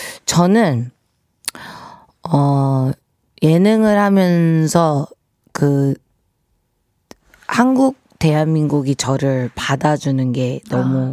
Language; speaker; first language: Korean; early bilingual, heritage; Korean